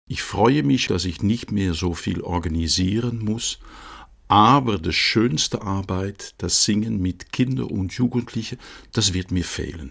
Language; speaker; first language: German; non-native, fluent; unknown